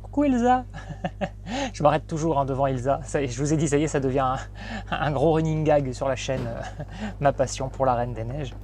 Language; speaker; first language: French; native; French